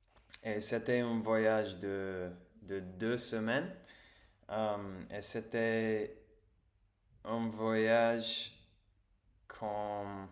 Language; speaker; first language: French; non-native, learner; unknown